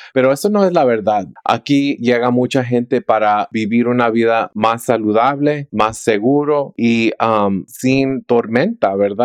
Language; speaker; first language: Spanish; early bilingual, heritage; Spanish